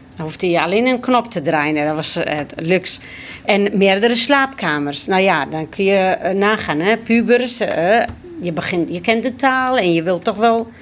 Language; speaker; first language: Dutch; early bilingual, other home language; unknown